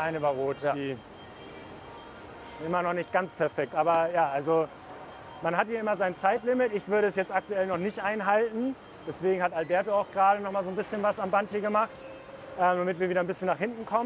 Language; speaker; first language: German; native; German